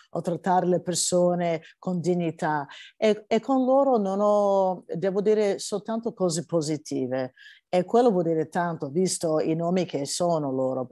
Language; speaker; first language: Italian; non-native, fluent; English